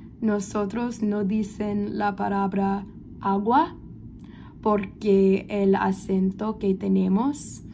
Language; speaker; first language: Spanish; non-native, learner; English